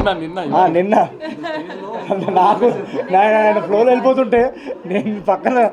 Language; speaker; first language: Telugu; native; Telugu